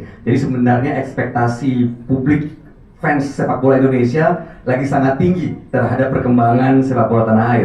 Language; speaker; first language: Indonesian; native; Indonesian